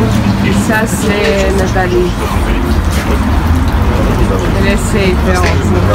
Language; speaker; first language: French; non-native, fluent; Russian